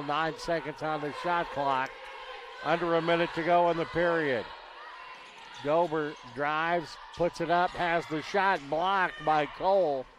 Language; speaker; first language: English; native; English